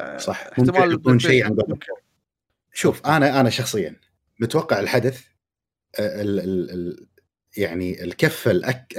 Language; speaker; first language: Arabic; native; Arabic